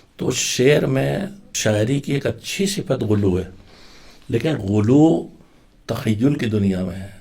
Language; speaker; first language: Urdu; native; Urdu